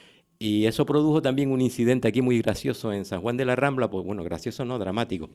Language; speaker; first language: Spanish; native; Spanish